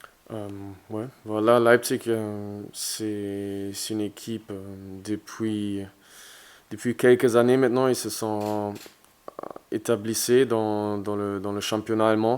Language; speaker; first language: French; non-native, fluent; German